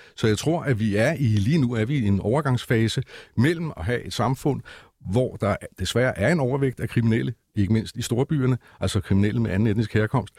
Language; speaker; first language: Danish; native; Danish